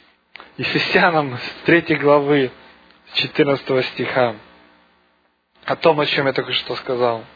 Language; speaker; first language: Russian; native; Russian